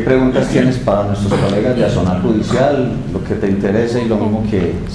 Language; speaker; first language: Spanish; native; Spanish